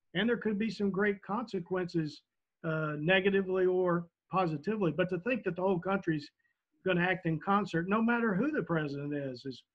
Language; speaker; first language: English; native; English